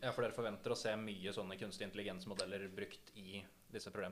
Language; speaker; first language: Norwegian; native; Norwegian